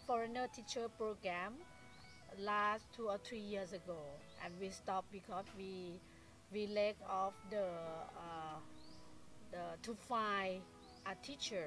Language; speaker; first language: English; non-native, fluent; Thai